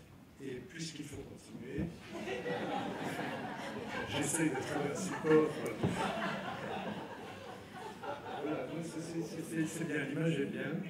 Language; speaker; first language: French; native; French